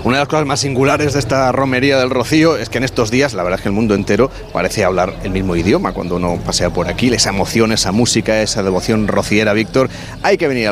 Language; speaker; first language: Spanish; native; Spanish